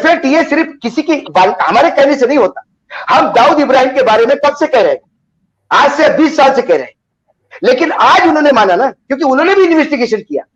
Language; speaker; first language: Hindi; native; Hindi